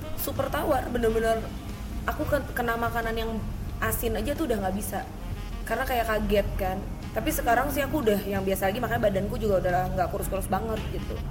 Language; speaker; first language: Indonesian; native; Indonesian